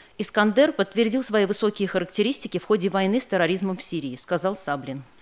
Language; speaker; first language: Russian; non-native, local second language; Armenian